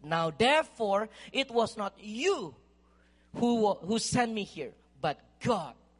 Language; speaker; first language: English; non-native, fluent; Indonesian